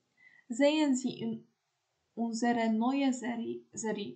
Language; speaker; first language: German; non-native, fluent; Polish